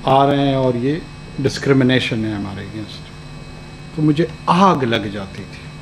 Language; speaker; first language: Urdu; non-native, local second language; Pashto